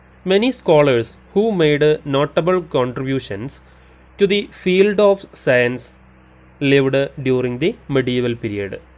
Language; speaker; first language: English; non-native, local second language; Malayalam